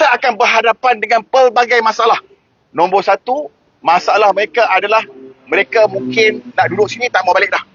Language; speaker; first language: Malay; native; Malay